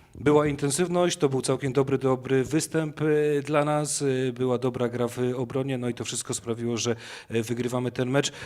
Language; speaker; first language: Polish; native; Polish